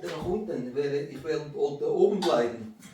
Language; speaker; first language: German; native; German